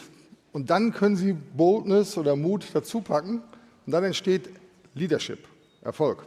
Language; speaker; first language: German; native; German